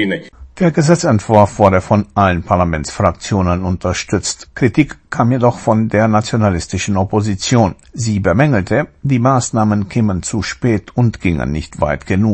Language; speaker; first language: German; native; German